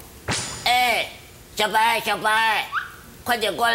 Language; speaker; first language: Chinese; native; Chinese